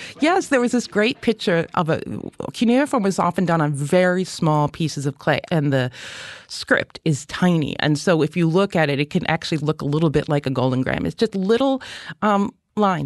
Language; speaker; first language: English; native; English